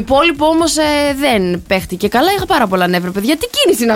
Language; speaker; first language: Greek; native; Greek